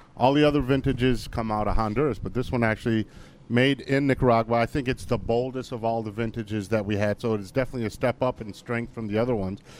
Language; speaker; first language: English; native; English